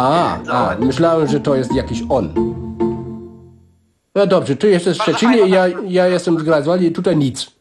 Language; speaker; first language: Polish; non-native, learner; German